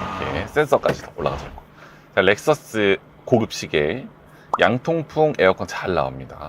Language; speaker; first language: Korean; native; Korean